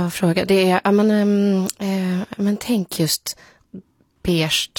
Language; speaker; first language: Swedish; early bilingual, other home language; Polish